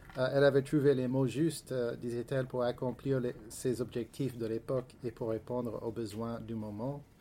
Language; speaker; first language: French; non-native, fluent; English